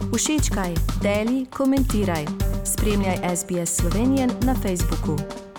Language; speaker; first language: Slovenian; early bilingual, heritage; Slovenian